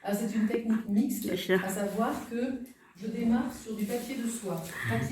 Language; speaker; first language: French; native; French